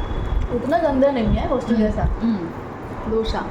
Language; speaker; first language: Hindi; non-native, local second language; Bangla